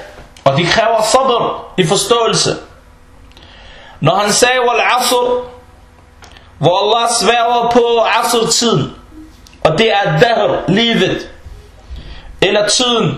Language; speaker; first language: Danish; early bilingual, other home language; Arabic